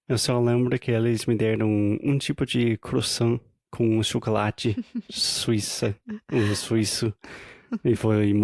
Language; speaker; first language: Portuguese; non-native, fluent; English